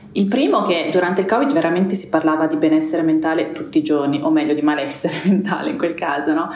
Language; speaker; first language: Italian; native; Italian